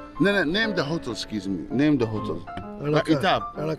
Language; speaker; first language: English; non-native, learner; Arabic